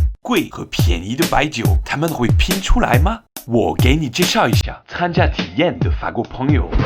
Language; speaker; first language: Chinese; non-native, fluent; French